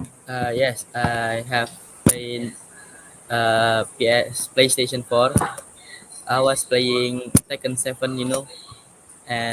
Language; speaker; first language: English; non-native, learner; Indonesian